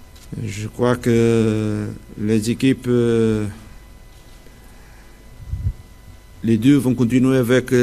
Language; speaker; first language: French; non-native, fluent; Portuguese